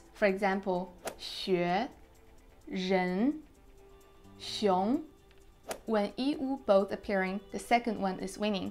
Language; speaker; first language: English; non-native, fluent; Chinese